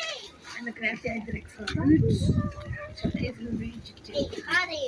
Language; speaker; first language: Dutch; native; Dutch